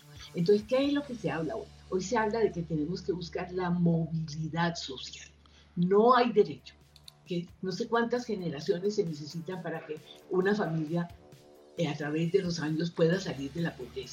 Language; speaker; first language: Spanish; native; Spanish